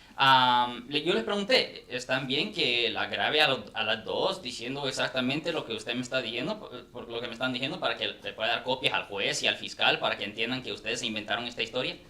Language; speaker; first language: Spanish; non-native, fluent; English